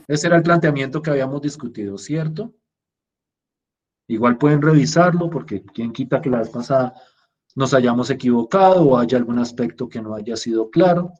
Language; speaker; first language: Spanish; native; Spanish